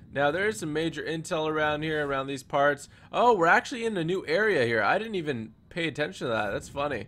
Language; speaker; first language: English; native; English